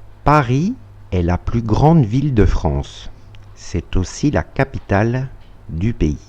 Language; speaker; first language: French; non-native, fluent; Russian